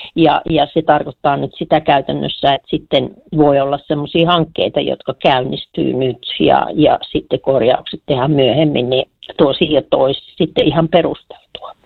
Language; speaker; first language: Finnish; native; Finnish